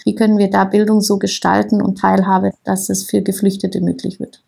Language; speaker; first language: German; native; German